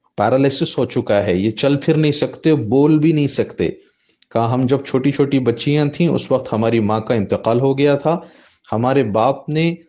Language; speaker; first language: Hindi; native; Hindi